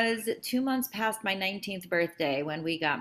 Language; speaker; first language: English; native; English